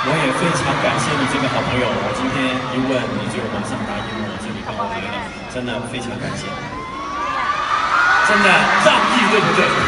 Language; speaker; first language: Chinese; non-native, local second language; Cantonese